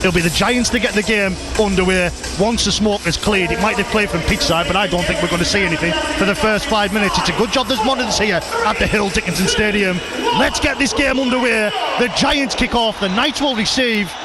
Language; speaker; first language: English; native; English